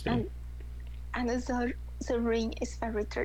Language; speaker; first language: English; non-native, learner; Chinese